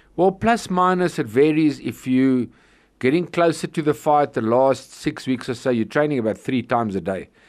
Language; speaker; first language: English; native; English